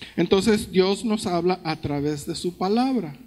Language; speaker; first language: Spanish; early bilingual, heritage; Spanish